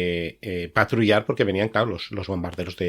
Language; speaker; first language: Spanish; native; Spanish